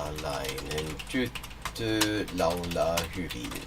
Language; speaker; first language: Finnish; non-native, learner; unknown